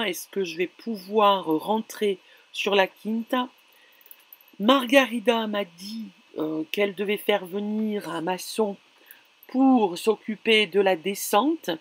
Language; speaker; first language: French; native; French